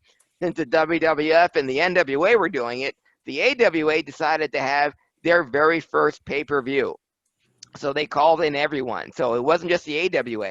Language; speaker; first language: English; native; English